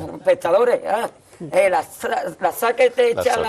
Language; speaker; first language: Spanish; native; Spanish